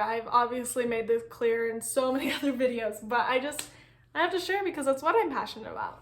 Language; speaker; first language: English; native; English